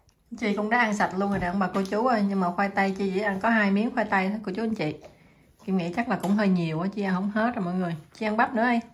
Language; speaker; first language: Vietnamese; native; Vietnamese